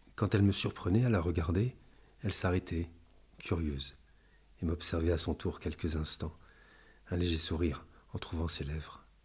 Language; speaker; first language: French; native; French